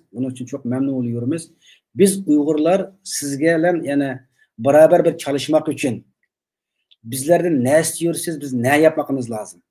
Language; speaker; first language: Turkish; non-native, learner; Uyghur